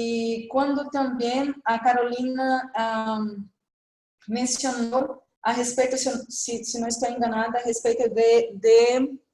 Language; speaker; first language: Spanish; non-native, fluent; Portuguese